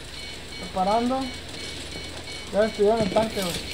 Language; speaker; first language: Spanish; native; Spanish